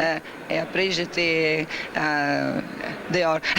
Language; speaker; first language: French; non-native, fluent; Italian